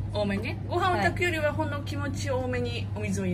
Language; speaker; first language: Japanese; native; Japanese